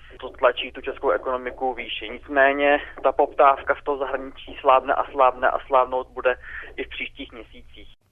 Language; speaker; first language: Czech; native; Czech